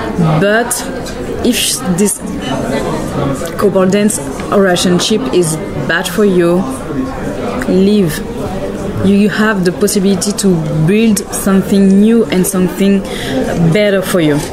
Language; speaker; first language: English; non-native, learner; French